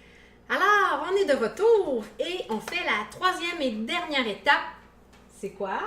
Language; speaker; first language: French; native; French